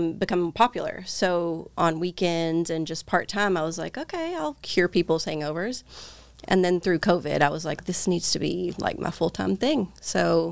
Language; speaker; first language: English; native; English